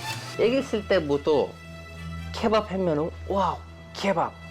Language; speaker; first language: Korean; non-native, learner; Turkish